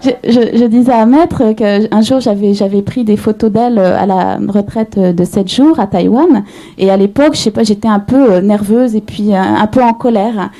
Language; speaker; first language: French; native; French